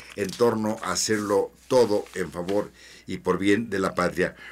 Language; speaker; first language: Spanish; native; Spanish